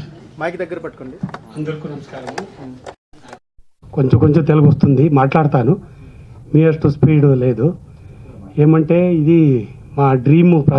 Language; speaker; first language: Telugu; non-native, learner; Kannada